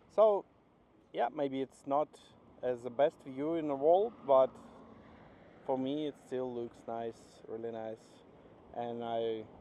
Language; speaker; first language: English; non-native, learner; Russian